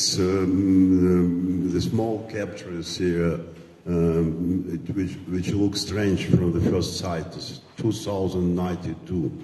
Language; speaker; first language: English; non-native, fluent; Ukrainian